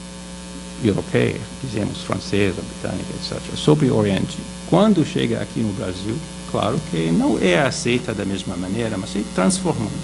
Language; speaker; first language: Portuguese; non-native, fluent; Arabic